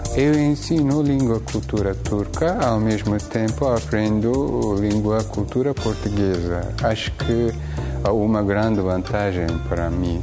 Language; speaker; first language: Portuguese; non-native, learner; Turkish